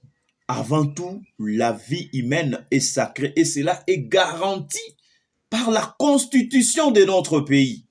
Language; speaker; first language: French; non-native, local second language; Lingala